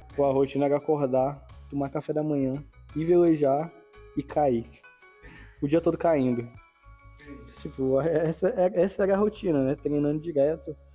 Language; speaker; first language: Portuguese; native; Portuguese